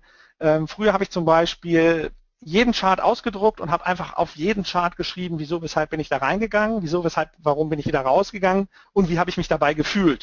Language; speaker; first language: German; native; German